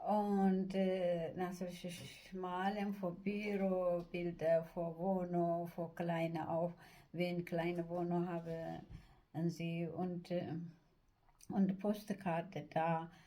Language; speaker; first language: German; non-native, learner; Amharic